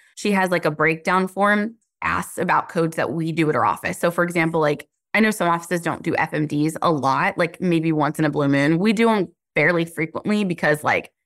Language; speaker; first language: English; native; English